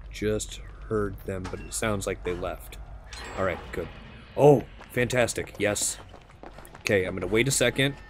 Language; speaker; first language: English; native; English